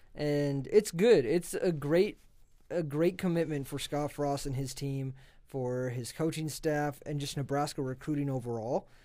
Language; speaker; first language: English; native; English